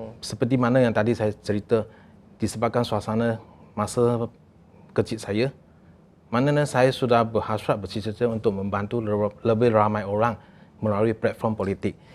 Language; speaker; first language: Malay; non-native, local second language; Chinese